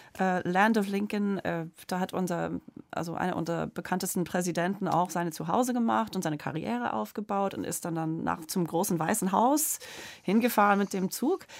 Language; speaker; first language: German; non-native, fluent; English